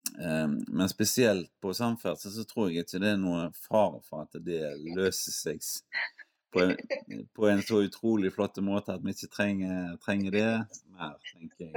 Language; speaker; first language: Norwegian; native; Norwegian